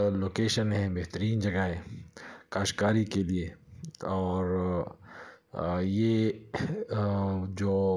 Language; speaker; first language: Urdu; non-native, local second language; Punjabi